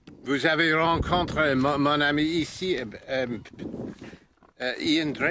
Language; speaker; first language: French; non-native, learner; English